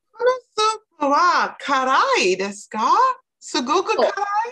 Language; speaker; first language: Japanese; non-native, learner; English